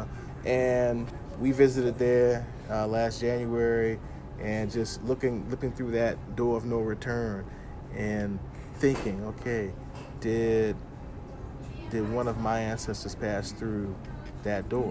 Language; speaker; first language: English; native; English